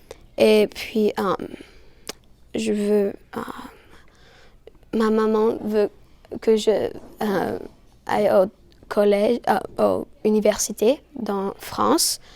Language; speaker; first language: French; early bilingual, heritage; English